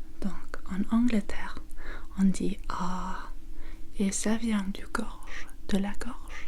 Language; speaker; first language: French; non-native, learner; English